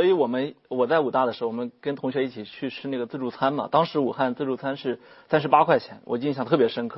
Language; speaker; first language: Chinese; native; Chinese